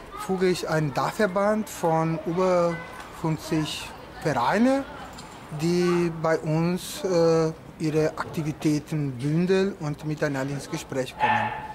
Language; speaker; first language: German; non-native, fluent; Portuguese